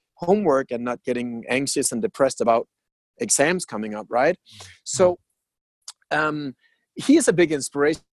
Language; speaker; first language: English; non-native, fluent; Danish